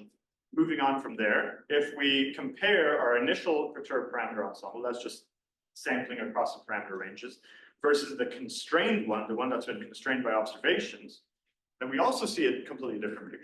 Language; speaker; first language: English; native; English